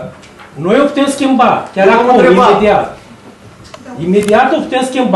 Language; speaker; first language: Romanian; native; Romanian